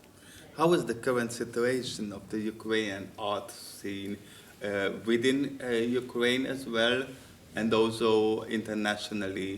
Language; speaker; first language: English; non-native, fluent; Hungarian